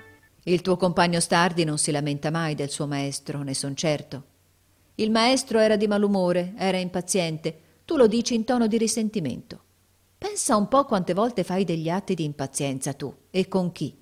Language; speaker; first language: Italian; native; Italian